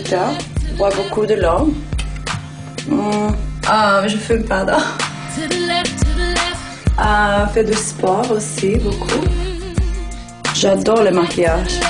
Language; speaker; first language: French; non-native, learner; Swedish